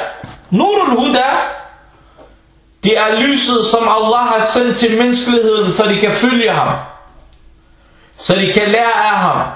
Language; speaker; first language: Danish; early bilingual, other home language; Arabic